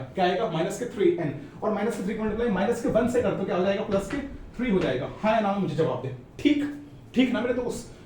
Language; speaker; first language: Hindi; native; Hindi